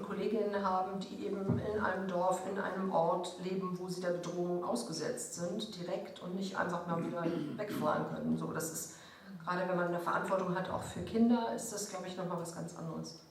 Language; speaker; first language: German; native; German